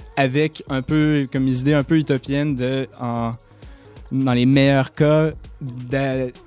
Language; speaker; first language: French; native; French